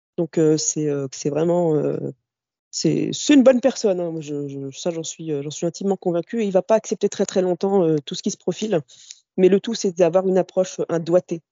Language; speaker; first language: French; early bilingual, other home language; Kabyle